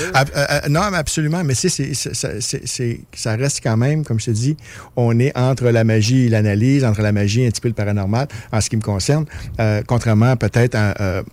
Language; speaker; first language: French; native; French